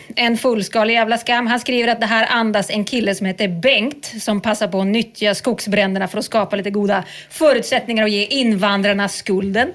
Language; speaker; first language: Swedish; native; Swedish